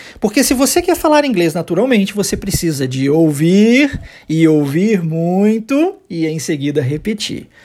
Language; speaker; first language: Portuguese; early bilingual, heritage; English